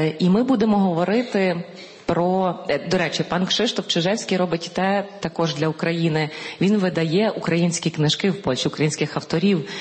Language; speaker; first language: Ukrainian; native; Ukrainian